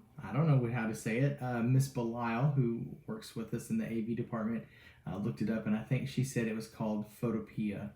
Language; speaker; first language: English; native; English